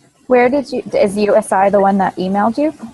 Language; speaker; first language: English; native; English